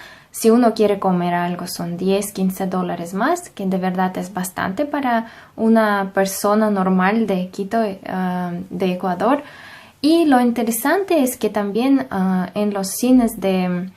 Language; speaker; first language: Spanish; non-native, fluent; Russian